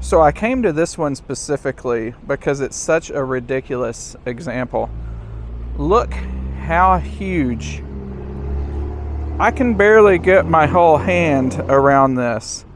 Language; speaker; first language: English; native; English